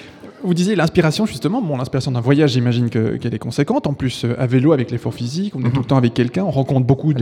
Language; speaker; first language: French; native; French